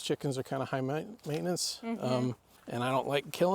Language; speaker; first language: English; native; English